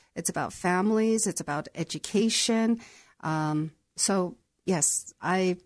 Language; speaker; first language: English; native; English